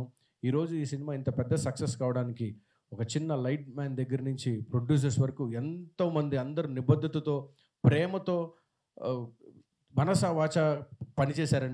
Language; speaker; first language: Telugu; native; Telugu